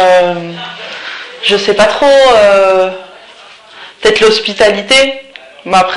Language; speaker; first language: French; early bilingual, other home language; Arabic